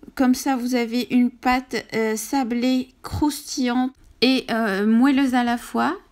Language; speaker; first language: French; non-native, local second language; Arabic